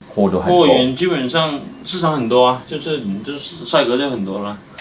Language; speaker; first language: Chinese; native; Chinese